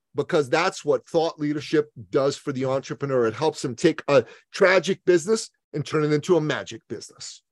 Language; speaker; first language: English; early bilingual, other home language; Persian